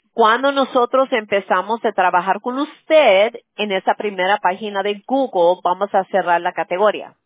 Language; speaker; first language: Spanish; early bilingual, other home language; English